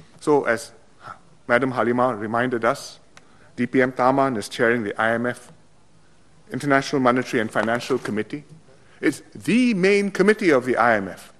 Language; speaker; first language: English; native; English